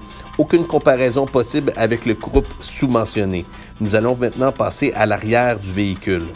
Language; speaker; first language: French; native; French